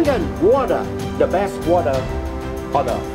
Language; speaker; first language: English; non-native, learner; Vietnamese